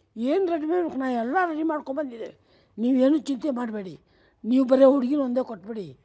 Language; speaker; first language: Kannada; native; Kannada